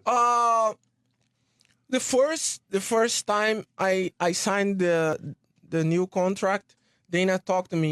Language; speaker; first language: English; non-native, learner; Portuguese